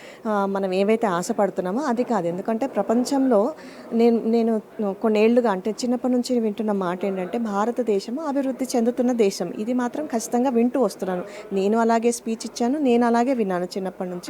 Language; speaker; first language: Telugu; native; Telugu